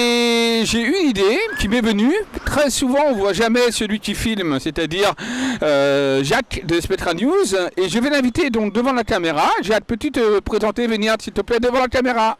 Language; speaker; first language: French; native; French